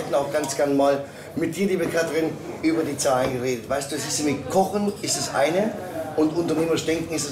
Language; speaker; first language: German; native; German